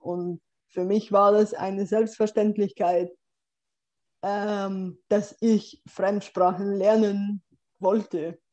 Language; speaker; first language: German; non-native, fluent; Bulgarian